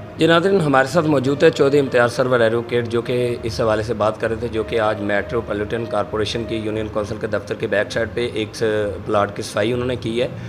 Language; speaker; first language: Urdu; non-native, local second language; Punjabi